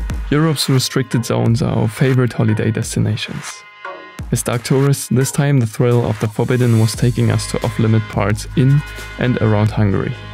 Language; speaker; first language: English; non-native, fluent; German